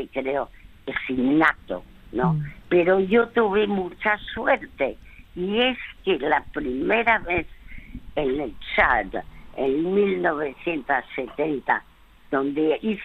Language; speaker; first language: Spanish; early bilingual, other home language; French